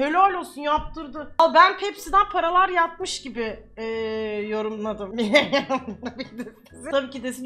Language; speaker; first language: Turkish; native; Turkish